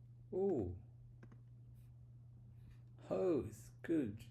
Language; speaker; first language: English; non-native, learner; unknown